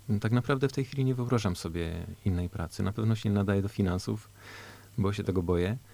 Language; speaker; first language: Polish; early bilingual, heritage; Polish